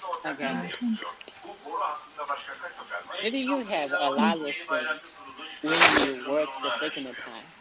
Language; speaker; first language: English; non-native, learner; Chinese